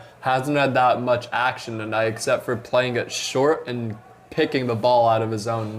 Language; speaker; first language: English; native; English